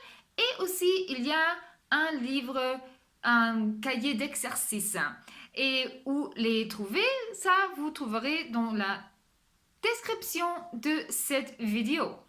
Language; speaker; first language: French; non-native, fluent; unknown